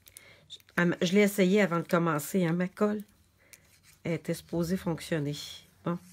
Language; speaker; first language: French; native; French